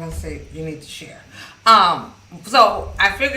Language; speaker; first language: English; native; English